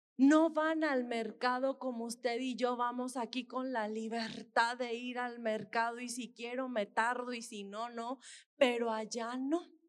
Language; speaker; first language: Spanish; native; Spanish